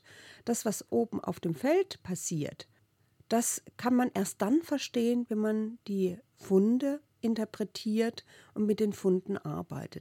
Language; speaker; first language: German; native; German